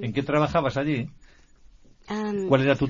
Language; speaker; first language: Spanish; native; Spanish